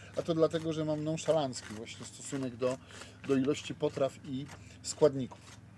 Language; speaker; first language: Polish; native; Polish